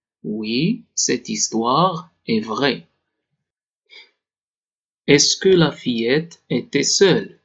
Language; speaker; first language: French; non-native, local second language; Arabic